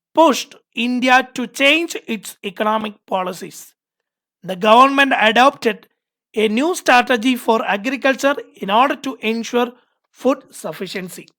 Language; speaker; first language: English; non-native, local second language; Malayalam